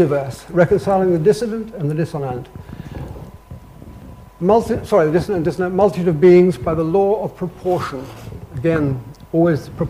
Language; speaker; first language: English; native; English